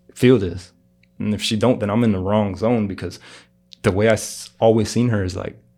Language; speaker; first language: English; early bilingual, other home language; Greek